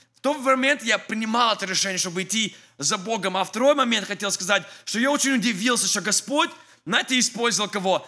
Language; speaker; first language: Russian; early bilingual, heritage; English